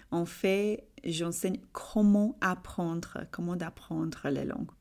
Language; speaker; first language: French; non-native, learner; English